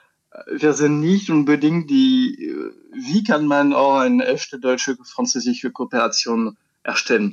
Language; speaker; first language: German; non-native, fluent; French